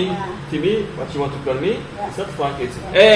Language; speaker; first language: English; non-native, learner; French